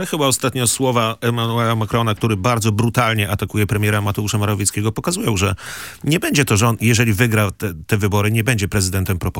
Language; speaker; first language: Polish; native; Polish